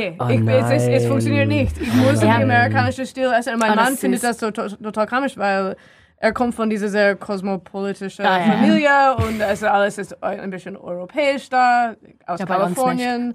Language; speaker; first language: German; non-native, learner; English